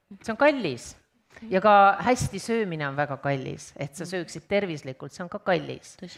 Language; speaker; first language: Estonian; native; Estonian